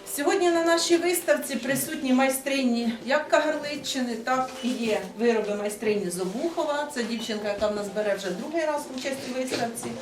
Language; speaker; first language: Ukrainian; native; Ukrainian